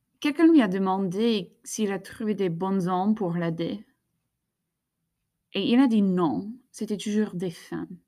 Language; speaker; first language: French; non-native, fluent; English